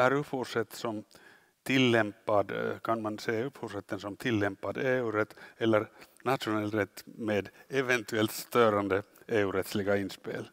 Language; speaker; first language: Swedish; non-native, local second language; Finnish